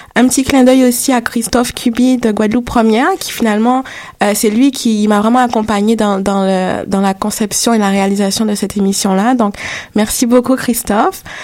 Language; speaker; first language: French; native; French